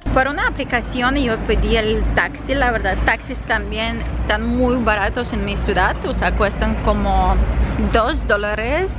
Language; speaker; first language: Spanish; non-native, fluent; Ukrainian